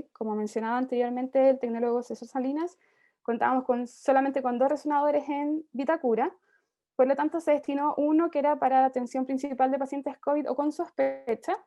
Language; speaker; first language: Spanish; native; Spanish